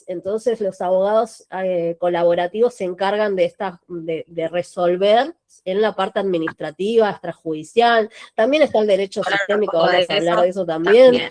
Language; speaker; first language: Spanish; native; Spanish